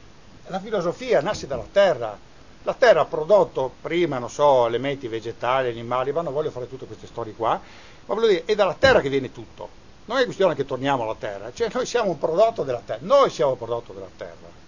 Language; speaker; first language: Italian; native; Italian